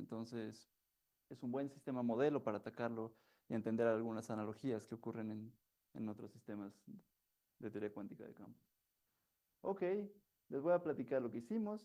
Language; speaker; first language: Spanish; native; Spanish